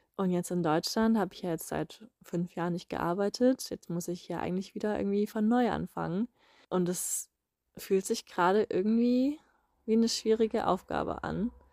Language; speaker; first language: German; native; German